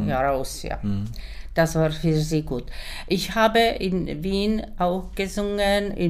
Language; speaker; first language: German; non-native, learner; Czech